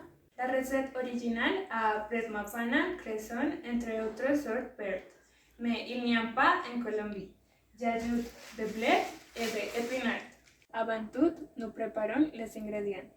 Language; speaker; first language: French; non-native, learner; Spanish